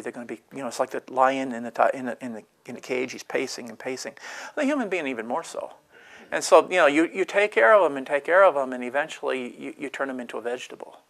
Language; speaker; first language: English; native; English